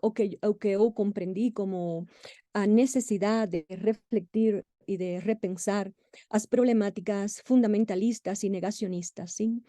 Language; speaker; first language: Portuguese; non-native, fluent; Spanish